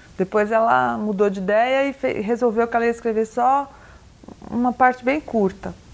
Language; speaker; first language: Portuguese; native; Portuguese